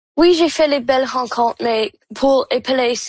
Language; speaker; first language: French; non-native, local second language; English